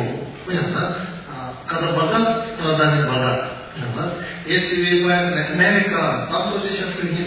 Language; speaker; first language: Russian; non-native, learner; Tibetan